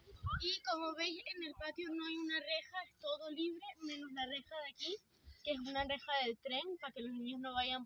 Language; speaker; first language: Spanish; early bilingual, heritage; Spanish